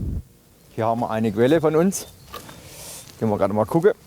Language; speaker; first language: German; native; German